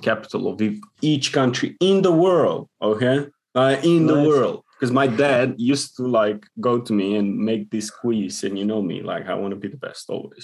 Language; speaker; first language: English; non-native, fluent; Macedonian